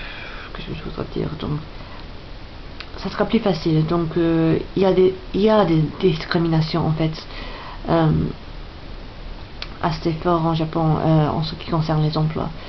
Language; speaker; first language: French; non-native, fluent; English